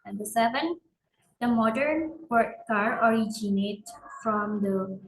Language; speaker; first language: English; non-native, learner; Indonesian